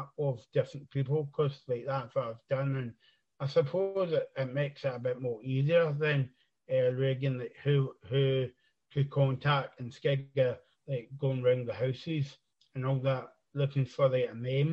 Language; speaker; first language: English; native; English